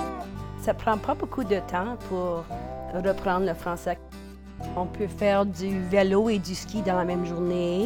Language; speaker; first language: French; non-native, local second language; English